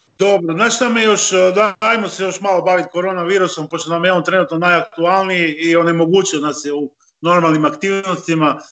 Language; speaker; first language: Croatian; native; Croatian